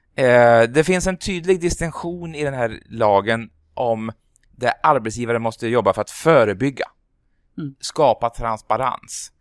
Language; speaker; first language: Swedish; native; Swedish